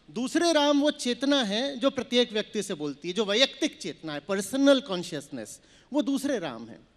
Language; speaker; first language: Hindi; native; Hindi